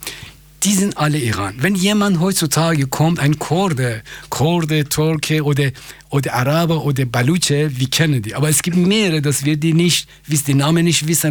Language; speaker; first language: German; non-native, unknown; Persian